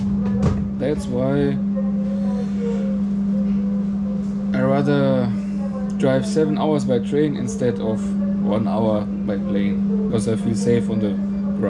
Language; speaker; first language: English; non-native, fluent; German